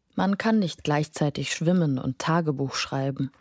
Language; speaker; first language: German; non-native, fluent; Lithuanian